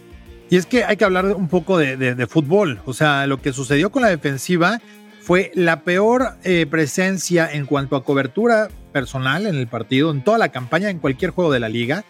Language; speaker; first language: Spanish; native; Spanish